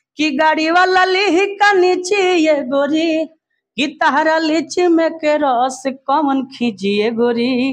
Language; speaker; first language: Hindi; non-native, local second language; Bhojpuri